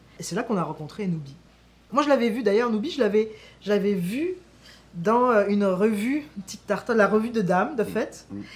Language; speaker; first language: French; native; French